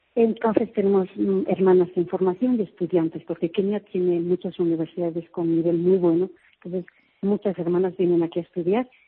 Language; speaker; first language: Spanish; native; Spanish